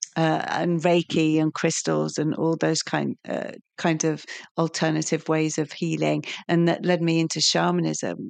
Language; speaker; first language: English; native; English